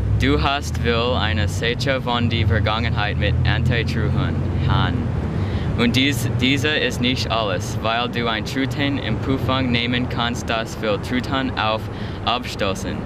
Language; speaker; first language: German; non-native, learner; English